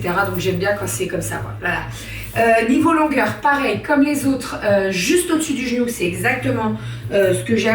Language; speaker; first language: French; native; French